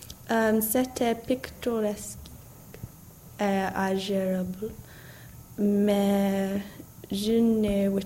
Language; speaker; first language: French; non-native, learner; English